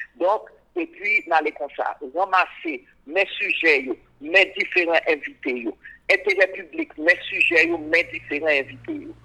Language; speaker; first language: French; non-native, local second language; Haitian Creole